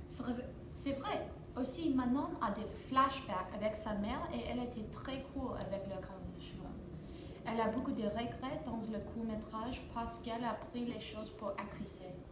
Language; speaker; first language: French; non-native, learner; English